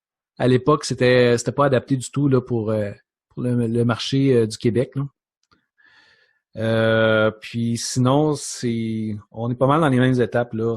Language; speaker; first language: French; native; French